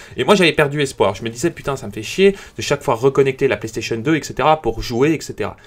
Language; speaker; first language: French; native; French